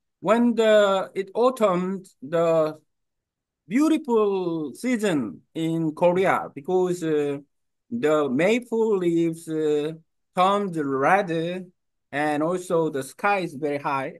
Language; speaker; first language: English; non-native, learner; Korean